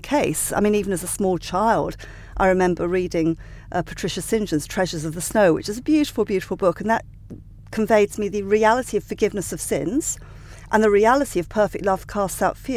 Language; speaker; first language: English; native; English